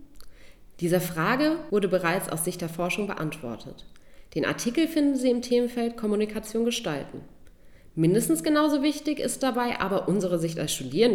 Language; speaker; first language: German; native; German